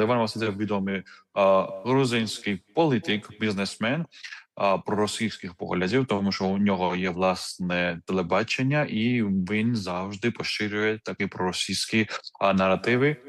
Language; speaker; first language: Ukrainian; non-native, fluent; Georgian